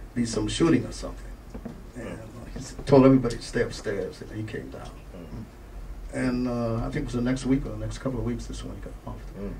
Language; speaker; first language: English; native; English